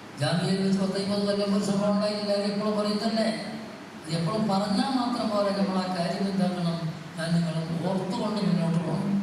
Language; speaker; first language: Malayalam; native; Malayalam